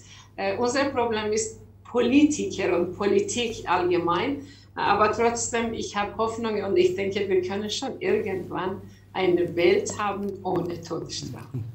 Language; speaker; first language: German; non-native, learner; Persian